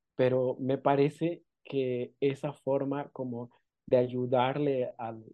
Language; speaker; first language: Spanish; non-native, local second language; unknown